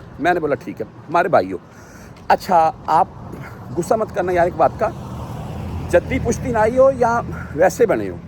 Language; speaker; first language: Urdu; non-native, local second language; Punjabi